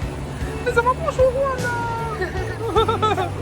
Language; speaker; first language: Chinese; non-native, learner; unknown